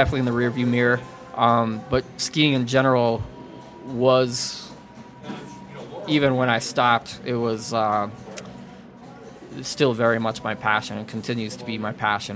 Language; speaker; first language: English; native; English